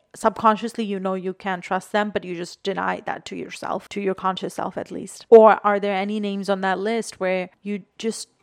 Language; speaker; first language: English; non-native, local second language; Bangla